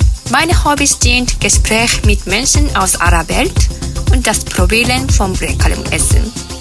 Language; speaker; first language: German; non-native, learner; Japanese